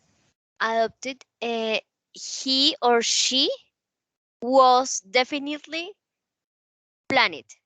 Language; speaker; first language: English; non-native, learner; Spanish